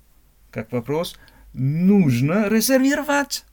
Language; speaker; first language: Russian; non-native, fluent; German